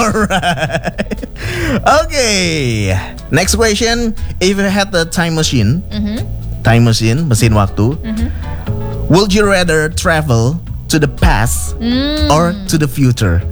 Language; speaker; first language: English; non-native, fluent; Indonesian